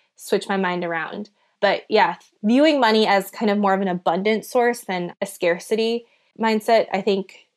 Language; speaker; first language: English; early bilingual, other home language; Chinese